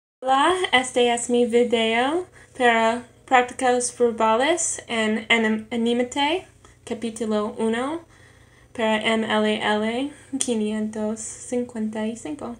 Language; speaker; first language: Spanish; non-native, learner; English